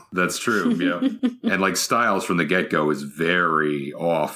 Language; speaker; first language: English; native; English